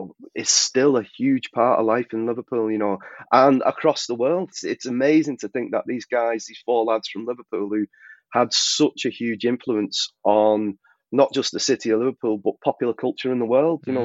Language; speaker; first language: English; native; English